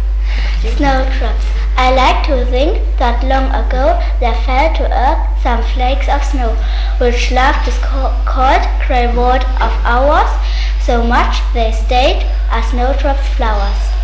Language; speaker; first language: English; non-native, learner; German